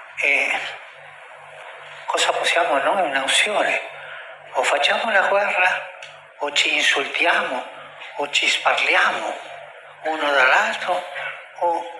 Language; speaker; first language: Italian; non-native, fluent; Spanish